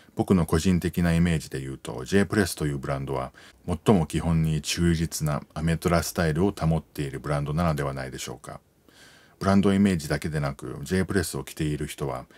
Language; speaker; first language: Japanese; non-native, fluent; English